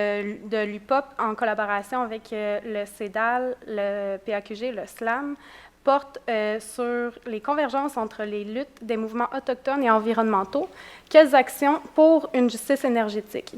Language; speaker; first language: French; native; French